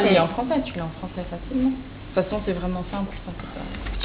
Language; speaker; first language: French; native; French